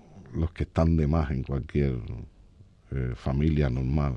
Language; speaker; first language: Spanish; native; Spanish